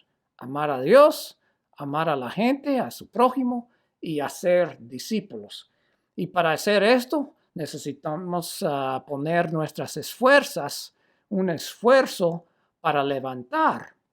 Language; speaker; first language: Spanish; non-native, fluent; English